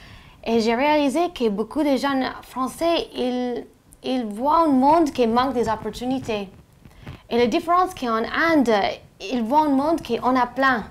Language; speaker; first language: French; non-native, learner; English